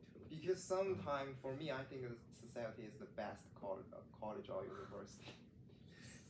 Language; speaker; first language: English; non-native, learner; Chinese